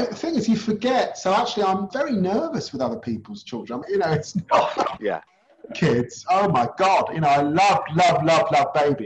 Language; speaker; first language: English; native; English